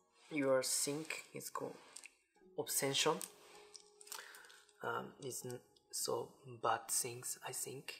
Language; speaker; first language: English; non-native, learner; Japanese